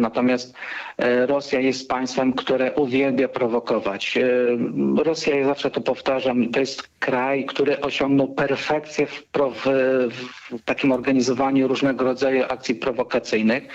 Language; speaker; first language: Polish; native; Polish